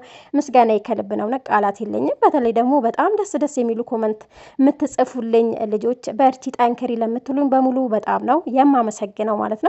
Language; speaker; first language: Amharic; native; Amharic